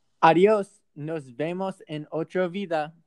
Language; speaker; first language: Spanish; non-native, learner; English